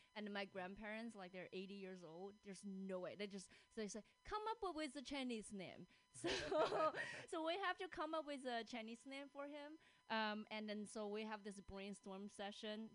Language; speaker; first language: English; non-native, fluent; Chinese